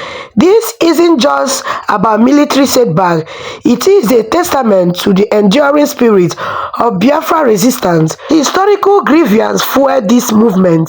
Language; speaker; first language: English; non-native, local second language; Igbo